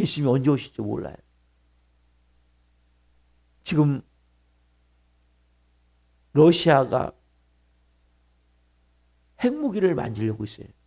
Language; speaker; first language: Korean; native; Korean